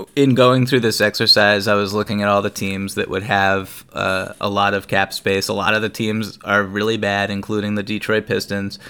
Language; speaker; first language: English; native; English